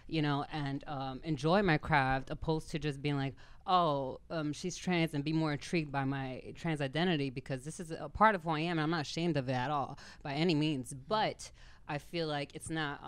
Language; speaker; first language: English; native; English